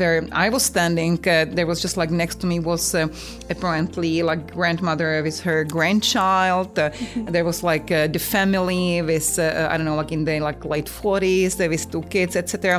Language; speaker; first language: English; non-native, fluent; Czech